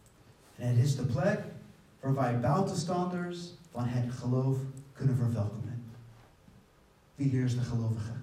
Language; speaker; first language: Dutch; non-native, fluent; English